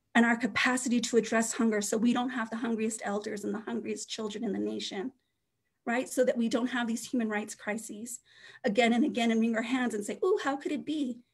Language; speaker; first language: English; native; English